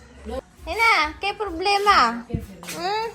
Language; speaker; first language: Spanish; non-native, learner; Filipino